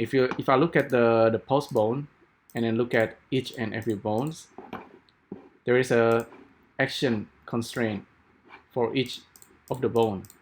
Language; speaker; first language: English; non-native, fluent; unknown